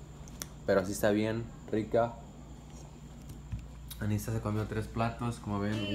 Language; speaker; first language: Spanish; native; Spanish